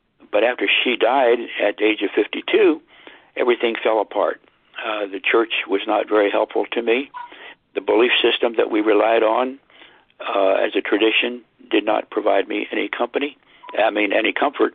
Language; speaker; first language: English; native; English